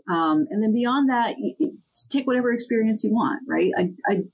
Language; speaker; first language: English; native; English